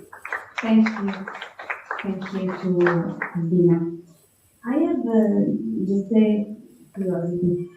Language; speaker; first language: English; non-native, fluent; Italian